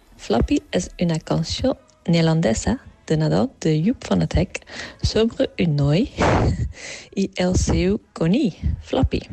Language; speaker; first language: Catalan; non-native, fluent; Dutch